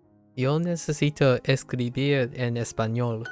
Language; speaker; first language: Spanish; non-native, learner; English